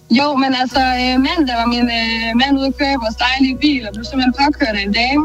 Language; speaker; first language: Danish; native; Danish